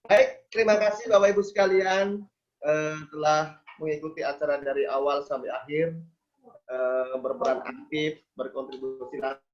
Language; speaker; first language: Indonesian; native; Indonesian